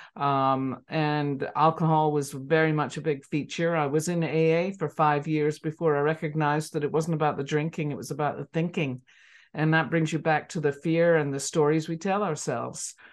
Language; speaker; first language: English; native; English